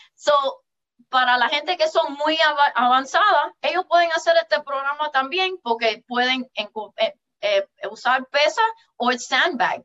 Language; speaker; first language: Spanish; early bilingual, heritage; English